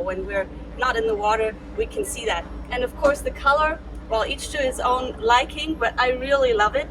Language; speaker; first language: English; non-native, fluent; German